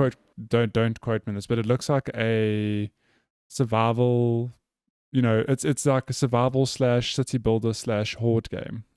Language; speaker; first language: English; native; English